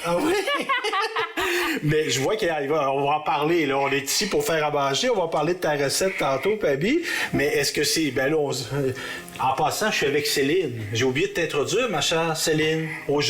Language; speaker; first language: French; native; French